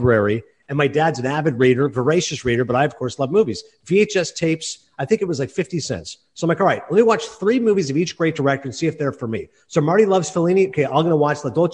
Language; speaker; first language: English; native; English